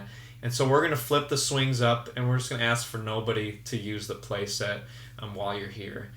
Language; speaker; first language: English; native; English